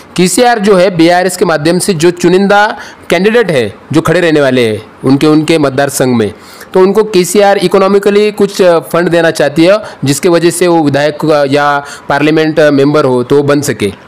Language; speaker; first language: Hindi; non-native, local second language; Marathi